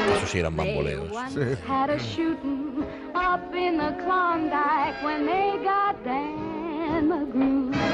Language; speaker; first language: Spanish; native; Spanish